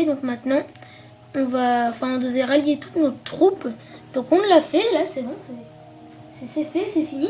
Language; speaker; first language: French; native; French